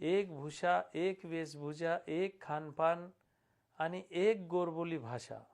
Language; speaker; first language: Marathi; non-native, local second language; Lambadi